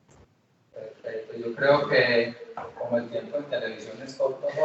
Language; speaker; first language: Spanish; native; Spanish